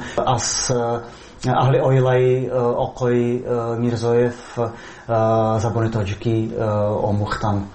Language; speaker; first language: Persian; non-native, fluent; Czech